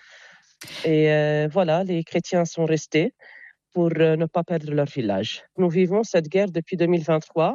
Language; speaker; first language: French; non-native, local second language; Arabic